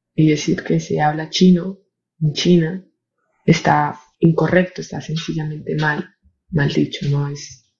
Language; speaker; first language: Spanish; native; Spanish